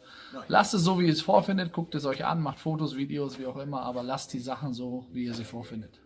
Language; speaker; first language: German; native; German